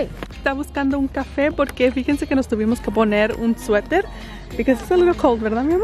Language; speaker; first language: Spanish; native; Spanish